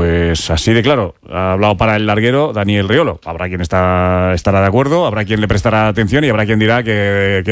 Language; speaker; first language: Spanish; native; Spanish